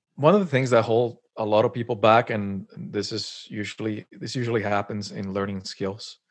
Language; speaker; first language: English; non-native, fluent; Spanish